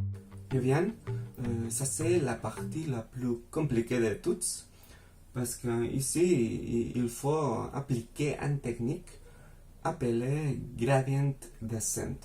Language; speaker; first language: French; non-native, fluent; Spanish